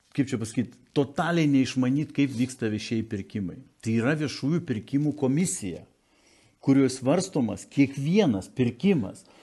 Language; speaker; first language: Lithuanian; native; Lithuanian